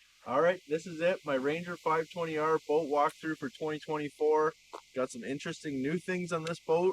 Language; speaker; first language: English; native; English